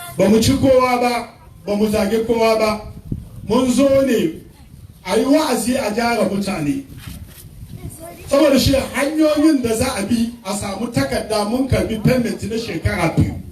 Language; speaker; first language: Hausa; non-native, local second language; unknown